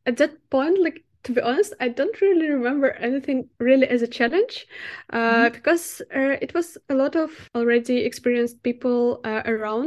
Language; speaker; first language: English; non-native, fluent; Russian